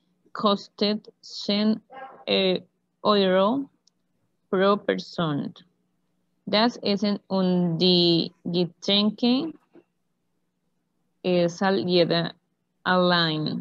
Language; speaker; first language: German; non-native, learner; Spanish